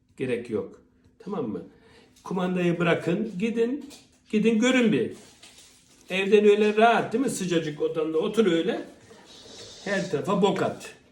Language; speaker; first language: Turkish; early bilingual, heritage; Turkish